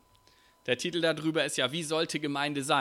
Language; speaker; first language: German; native; German